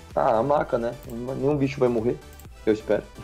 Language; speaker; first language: Portuguese; native; Portuguese